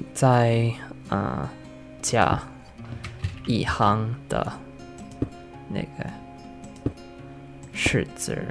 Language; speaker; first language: Chinese; non-native, learner; English